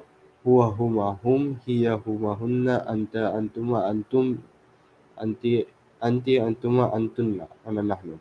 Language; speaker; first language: Arabic; non-native, learner; Filipino